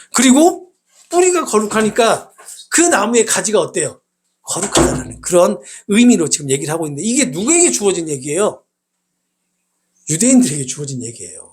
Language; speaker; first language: Korean; native; Korean